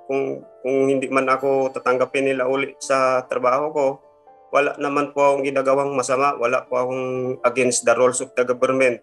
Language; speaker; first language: Filipino; non-native, local second language; Cebuano